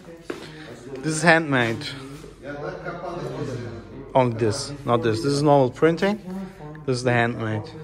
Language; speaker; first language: English; non-native, fluent; German